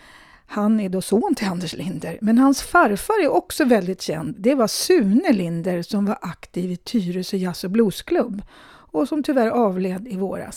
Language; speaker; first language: Swedish; native; Swedish